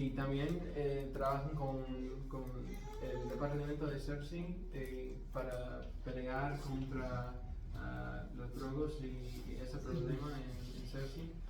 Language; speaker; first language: Spanish; non-native, learner; English